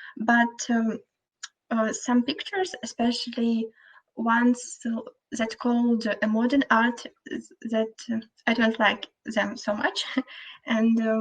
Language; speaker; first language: English; non-native, fluent; Russian